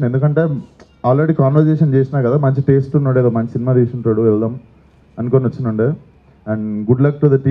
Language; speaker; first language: Telugu; native; Telugu